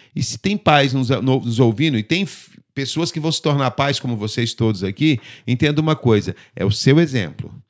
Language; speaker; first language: Portuguese; native; Portuguese